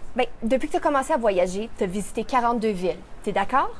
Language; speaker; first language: French; native; French